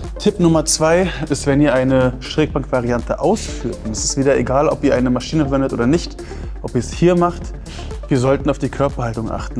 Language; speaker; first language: German; native; German